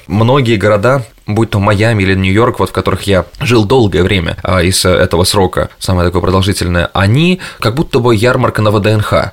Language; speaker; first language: Russian; native; Russian